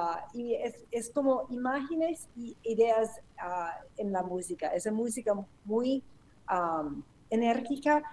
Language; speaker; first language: Spanish; non-native, fluent; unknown